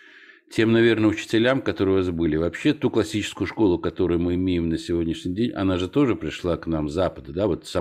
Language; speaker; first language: Russian; native; Russian